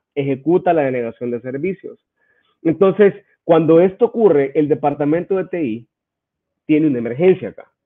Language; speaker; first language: Spanish; native; Spanish